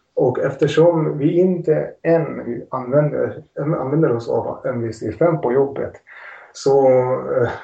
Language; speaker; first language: Swedish; non-native, fluent; Hungarian